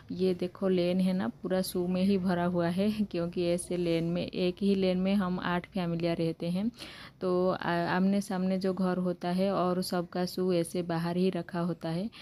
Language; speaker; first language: Hindi; native; Hindi